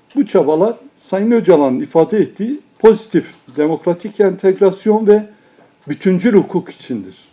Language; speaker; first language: Turkish; non-native, local second language; Kurdish